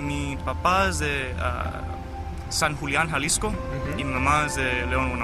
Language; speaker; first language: Spanish; early bilingual, heritage; English